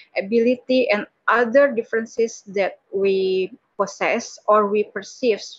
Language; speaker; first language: English; non-native, fluent; Indonesian